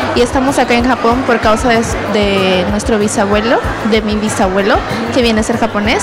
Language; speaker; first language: Spanish; early bilingual, heritage; Spanish